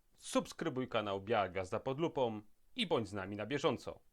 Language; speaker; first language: Polish; native; Polish